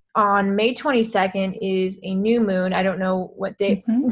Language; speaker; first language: English; native; English